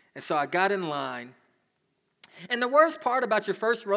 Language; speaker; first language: English; native; English